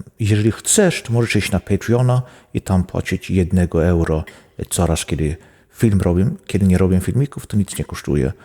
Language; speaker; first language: Polish; non-native, learner; Swedish